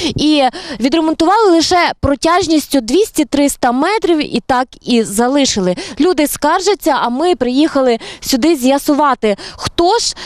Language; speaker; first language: Ukrainian; native; Ukrainian